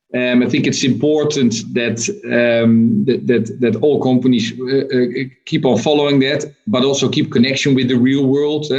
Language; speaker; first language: English; non-native, fluent; Dutch